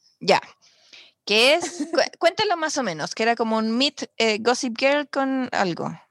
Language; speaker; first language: Spanish; native; Spanish